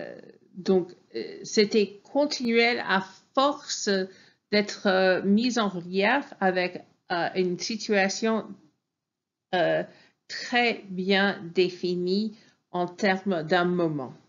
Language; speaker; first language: French; non-native, fluent; English